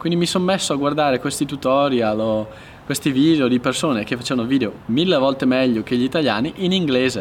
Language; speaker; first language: Italian; native; Italian